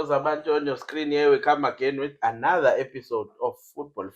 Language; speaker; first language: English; non-native, local second language; Zulu